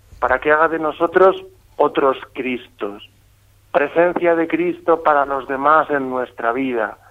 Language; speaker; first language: Spanish; native; Spanish